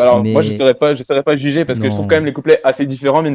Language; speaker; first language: French; native; French